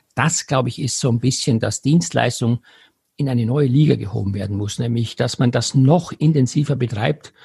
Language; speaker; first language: German; native; German